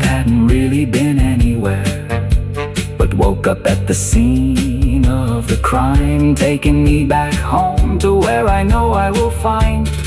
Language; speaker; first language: English; native; English